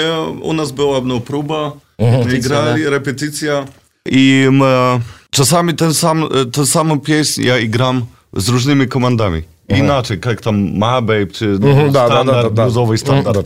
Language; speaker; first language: Russian; non-native, learner; Polish